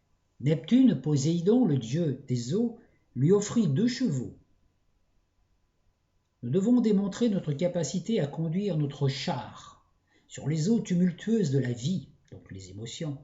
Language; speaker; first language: French; native; French